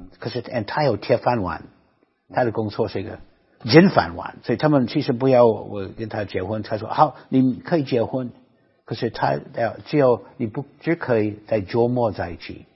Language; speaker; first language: Chinese; non-native, fluent; English